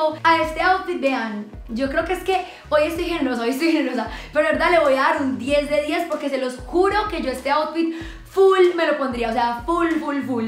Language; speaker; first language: Spanish; native; Spanish